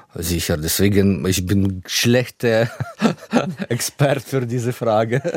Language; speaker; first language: German; non-native, fluent; Ukrainian